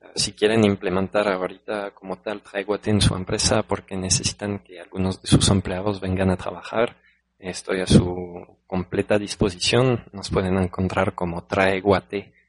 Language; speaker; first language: Spanish; non-native, fluent; French